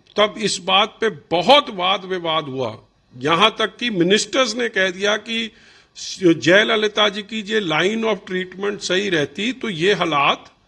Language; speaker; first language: Hindi; non-native, local second language; Punjabi